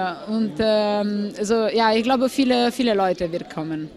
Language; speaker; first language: German; non-native, fluent; Italian